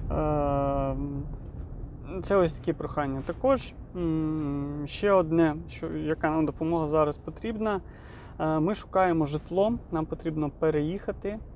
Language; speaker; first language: Ukrainian; non-native, local second language; Russian